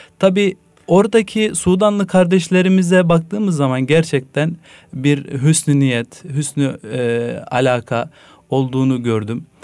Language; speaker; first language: Turkish; native; Turkish